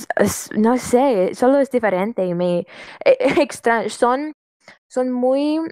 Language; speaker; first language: Spanish; non-native, learner; English